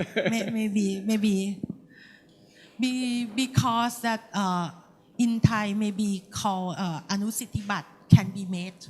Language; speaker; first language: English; non-native, learner; Thai